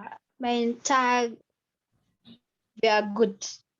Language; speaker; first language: German; non-native, learner; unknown